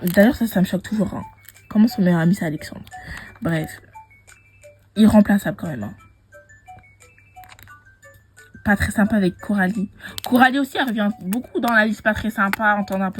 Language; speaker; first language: French; native; French